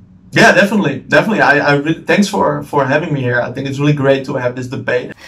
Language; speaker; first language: English; non-native, fluent; Dutch